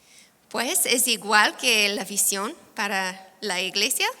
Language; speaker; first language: Spanish; non-native, fluent; English